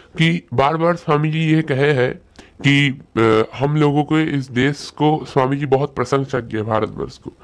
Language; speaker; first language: Hindi; non-native, local second language; Bangla